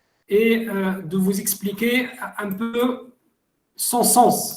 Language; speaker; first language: French; non-native, local second language; Arabic